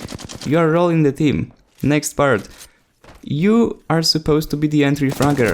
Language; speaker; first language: English; non-native, fluent; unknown